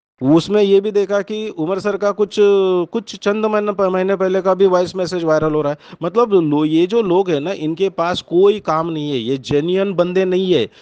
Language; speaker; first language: Hindi; non-native, local second language; Marathi